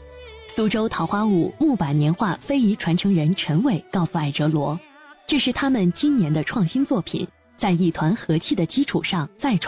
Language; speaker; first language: Chinese; native; Chinese